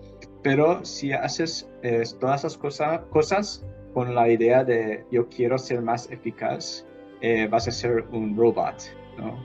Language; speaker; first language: Spanish; non-native, fluent; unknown